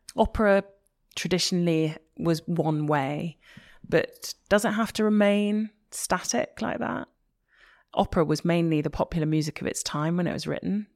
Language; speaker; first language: English; native; English